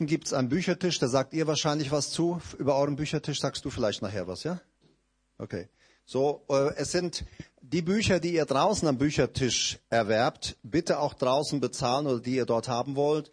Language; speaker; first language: German; native; German